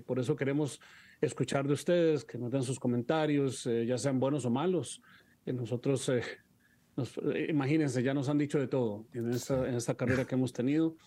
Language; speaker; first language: Spanish; early bilingual, heritage; Spanish